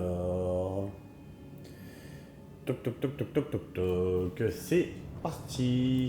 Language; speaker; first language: French; native; French